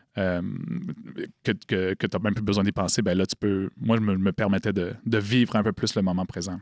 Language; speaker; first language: French; native; French